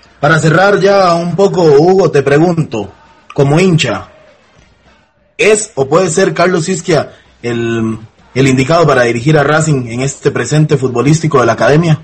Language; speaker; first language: Spanish; native; Spanish